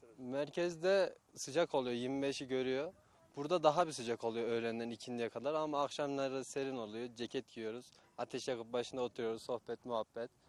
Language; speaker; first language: Turkish; native; Turkish